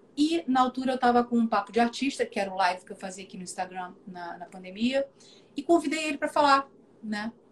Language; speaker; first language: Portuguese; native; Portuguese